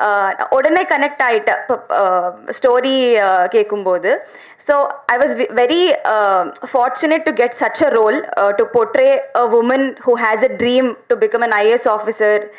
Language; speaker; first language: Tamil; non-native, learner; Telugu